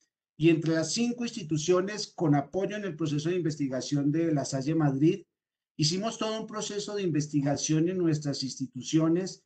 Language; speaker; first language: Spanish; native; Spanish